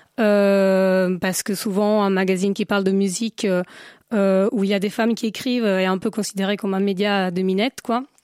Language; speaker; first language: French; non-native, fluent; Italian